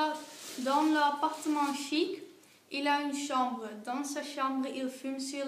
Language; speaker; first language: French; non-native, learner; Dutch